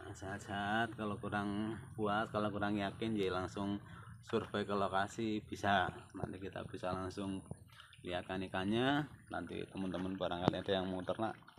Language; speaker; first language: Indonesian; non-native, local second language; Javanese